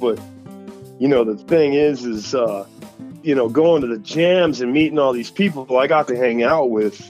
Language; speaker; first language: English; native; English